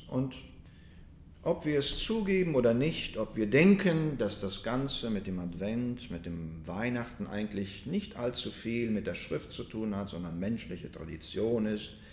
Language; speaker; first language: German; early bilingual, other home language; Russian